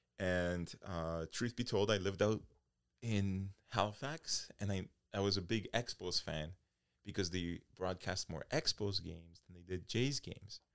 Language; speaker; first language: English; early bilingual, other home language; Polish